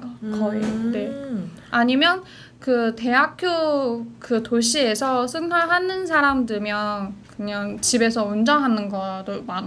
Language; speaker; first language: Korean; non-native, fluent; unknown